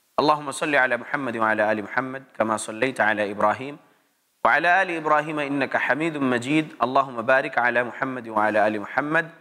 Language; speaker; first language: Urdu; native; Urdu